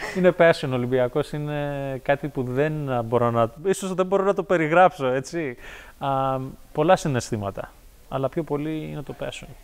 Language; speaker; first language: Greek; early bilingual, heritage; Greek